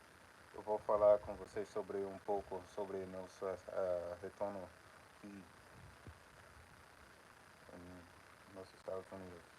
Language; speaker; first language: Portuguese; non-native, fluent; English